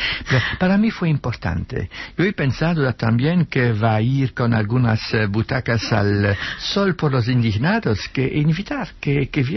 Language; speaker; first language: Spanish; non-native, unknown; Dutch